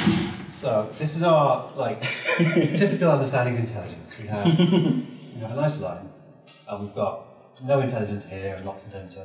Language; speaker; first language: English; native; English